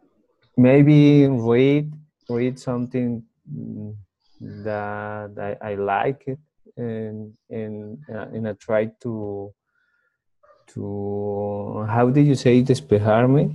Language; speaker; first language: English; non-native, learner; Spanish